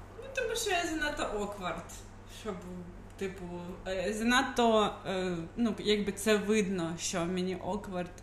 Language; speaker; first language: Ukrainian; non-native, local second language; Russian